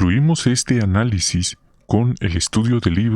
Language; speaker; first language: Spanish; native; Spanish